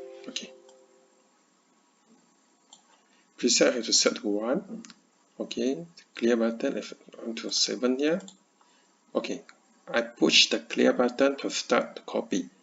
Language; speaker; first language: English; non-native, learner; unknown